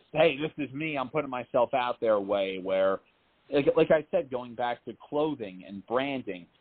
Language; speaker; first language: English; native; English